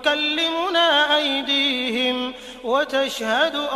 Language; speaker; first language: Arabic; native; Arabic